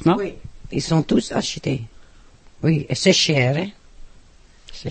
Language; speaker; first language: French; non-native, local second language; Dutch